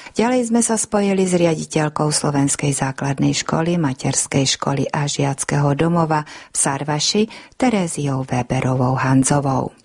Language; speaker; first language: Slovak; non-native, local second language; Hungarian